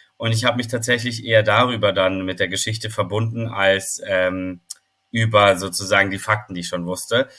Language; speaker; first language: German; native; German